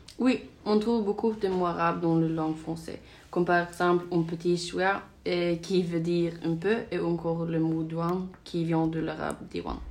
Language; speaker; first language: French; non-native, learner; Norwegian